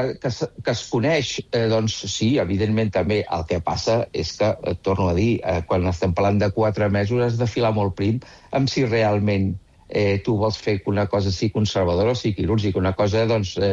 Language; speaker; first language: Catalan; native; Catalan